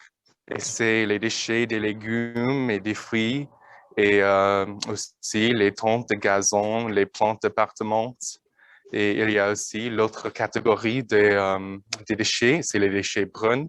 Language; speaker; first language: French; non-native, learner; English